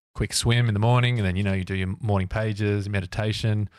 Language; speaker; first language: English; native; English